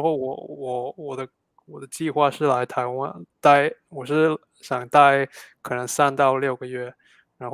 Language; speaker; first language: Chinese; non-native, fluent; English